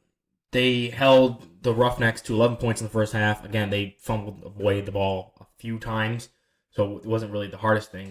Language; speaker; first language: English; native; English